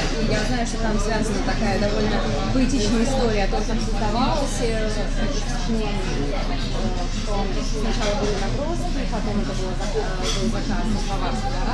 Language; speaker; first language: Russian; native; Russian